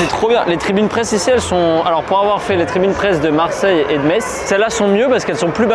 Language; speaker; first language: French; native; French